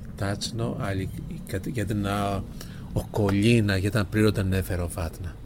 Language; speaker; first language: Serbian; non-native, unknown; Greek